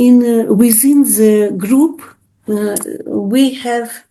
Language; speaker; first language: English; non-native, fluent; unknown